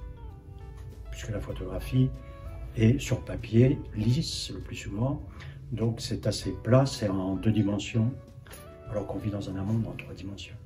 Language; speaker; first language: French; native; French